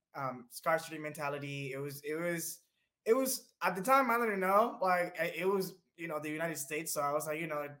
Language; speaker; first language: English; early bilingual, other home language; Spanish